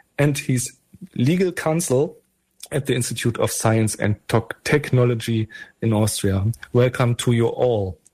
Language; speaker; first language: English; non-native, fluent; German